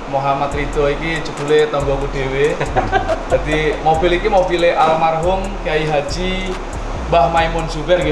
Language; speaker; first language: Indonesian; non-native, local second language; Javanese